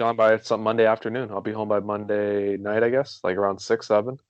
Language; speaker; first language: English; native; English